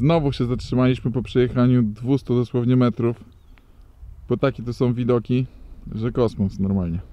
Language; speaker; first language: Polish; native; Polish